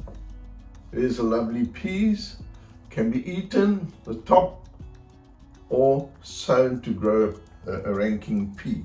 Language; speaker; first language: English; native; English